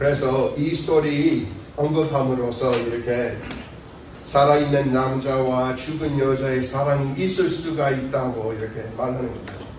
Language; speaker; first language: Korean; non-native, fluent; English